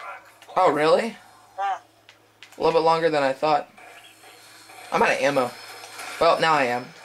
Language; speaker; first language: English; native; English